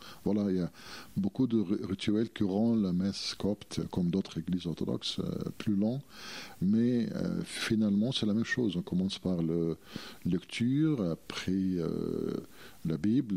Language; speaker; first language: French; non-native, fluent; Arabic